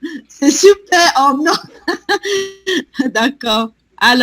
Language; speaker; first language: French; non-native, fluent; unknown